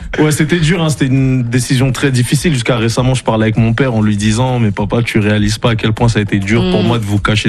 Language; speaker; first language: French; early bilingual, other home language; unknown